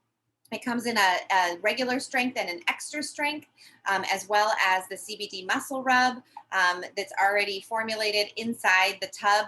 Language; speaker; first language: English; native; English